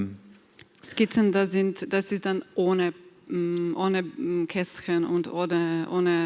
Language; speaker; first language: German; non-native, fluent; Slovenian